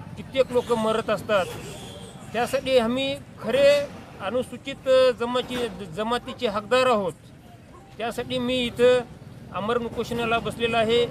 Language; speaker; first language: Marathi; non-native, local second language; Lambadi